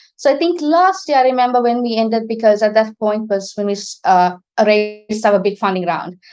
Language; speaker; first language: English; non-native, local second language; Sinhala